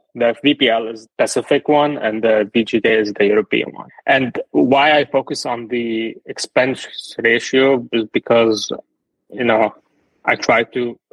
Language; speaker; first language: English; non-native, fluent; Arabic